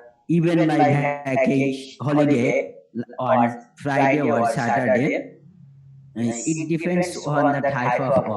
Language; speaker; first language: English; non-native, learner; Bangla